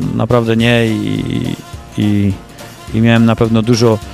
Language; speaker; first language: Polish; native; Polish